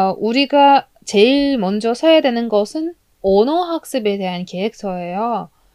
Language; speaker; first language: Korean; non-native, fluent; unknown